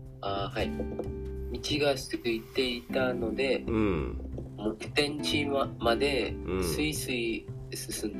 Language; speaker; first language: Japanese; non-native, learner; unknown